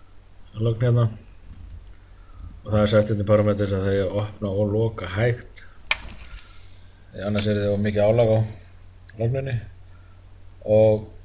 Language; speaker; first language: Icelandic; native; Icelandic